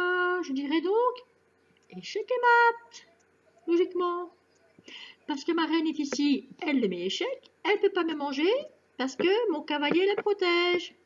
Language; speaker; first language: French; native; French